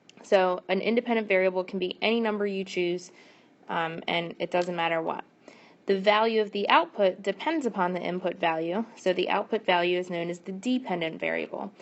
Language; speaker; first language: English; native; English